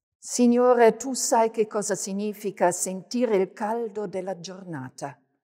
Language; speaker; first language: Italian; non-native, fluent; German